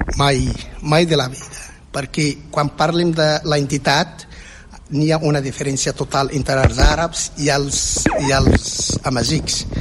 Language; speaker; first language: Catalan; non-native, learner; Central Atlas Tamazight